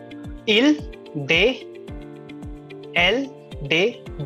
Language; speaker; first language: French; non-native, fluent; Hindi